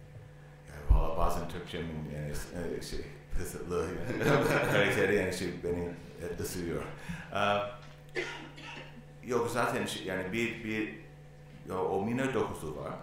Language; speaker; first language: Turkish; non-native, learner; English